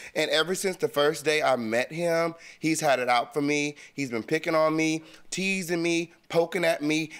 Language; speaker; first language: English; native; English